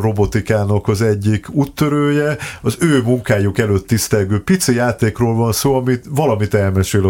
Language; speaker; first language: Hungarian; native; Hungarian